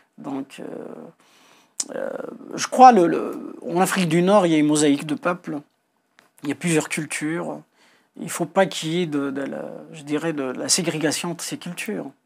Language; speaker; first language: French; non-native, local second language; Kabyle